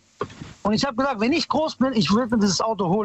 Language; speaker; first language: German; early bilingual, other home language; Italian